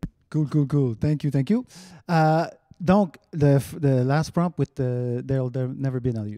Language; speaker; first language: English; non-native, fluent; French